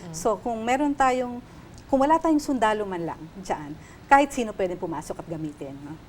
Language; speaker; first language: Filipino; native; Filipino